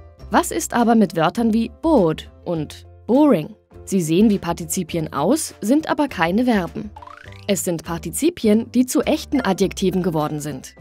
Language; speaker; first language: German; native; German